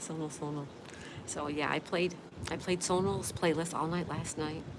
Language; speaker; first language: English; native; English